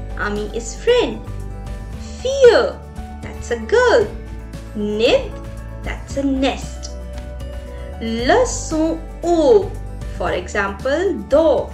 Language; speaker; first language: English; non-native, local second language; Hindi